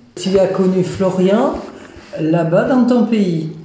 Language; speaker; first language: French; native; French